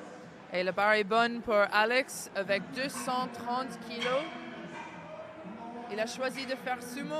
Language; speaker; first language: French; non-native, fluent; English